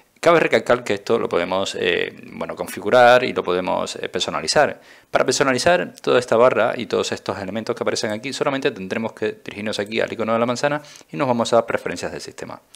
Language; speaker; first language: Spanish; native; Spanish